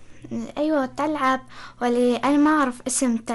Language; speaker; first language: Arabic; non-native, learner; Persian